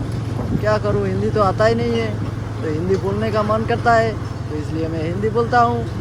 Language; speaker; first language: Hindi; non-native, learner; Bangla